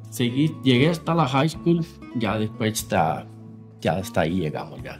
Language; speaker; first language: Spanish; native; Spanish